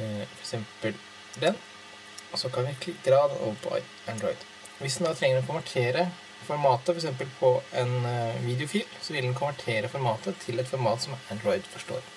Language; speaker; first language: Norwegian; native; Norwegian